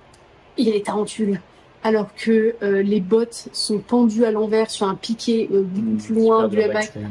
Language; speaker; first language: French; native; French